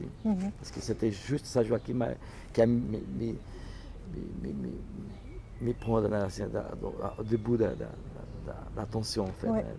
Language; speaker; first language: French; non-native, learner; Portuguese